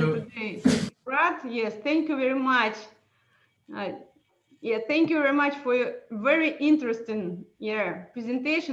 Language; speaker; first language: English; non-native, fluent; Russian